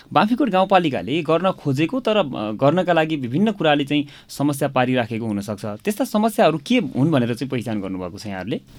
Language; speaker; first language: Nepali; native; Nepali